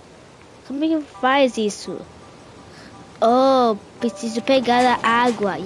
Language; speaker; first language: Portuguese; early bilingual, heritage; Portuguese